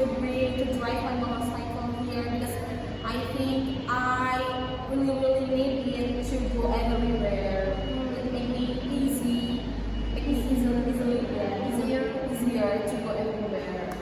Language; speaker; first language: English; non-native, learner; Indonesian